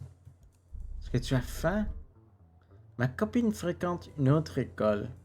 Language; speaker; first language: French; non-native, local second language; English